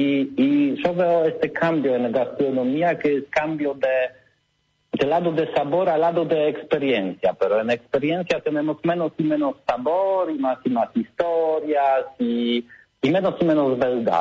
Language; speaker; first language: Spanish; non-native, learner; Polish